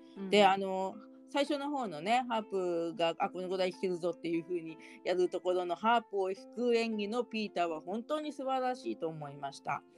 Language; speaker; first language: Japanese; native; Japanese